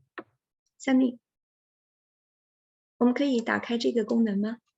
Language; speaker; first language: Chinese; native; Chinese